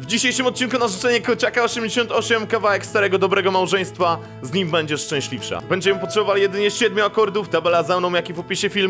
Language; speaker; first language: Polish; native; Polish